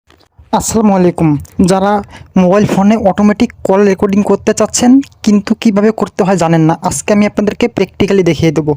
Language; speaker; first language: Bangla; native; Bangla